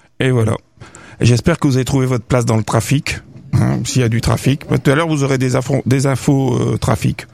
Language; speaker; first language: French; native; French